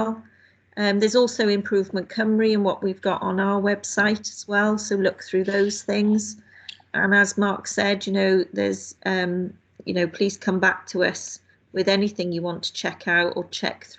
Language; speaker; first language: English; native; English